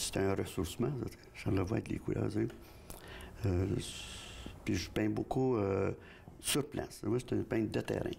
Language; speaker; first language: French; native; French